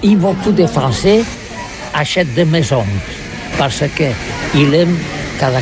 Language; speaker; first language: French; non-native, learner; Catalan